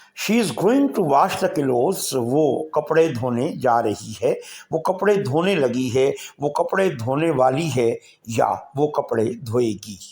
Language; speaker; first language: Urdu; native; Urdu